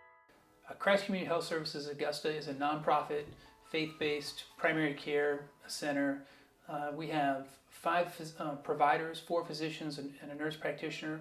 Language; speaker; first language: English; native; English